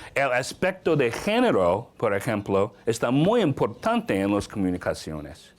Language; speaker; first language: Spanish; non-native, learner; English